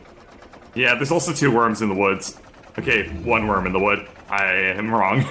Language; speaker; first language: English; native; English